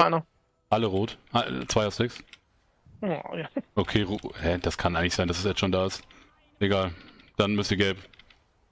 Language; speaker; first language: German; native; German